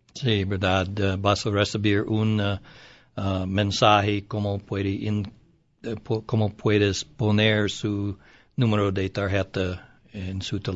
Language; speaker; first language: Spanish; non-native, learner; English